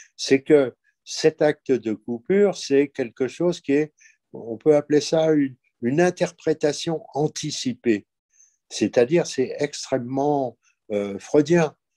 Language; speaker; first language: French; native; French